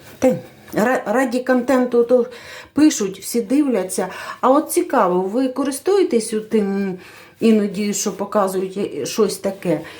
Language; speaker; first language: Ukrainian; non-native, local second language; Russian